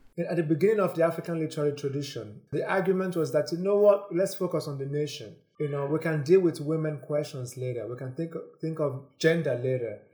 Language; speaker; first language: English; non-native, local second language; Igbo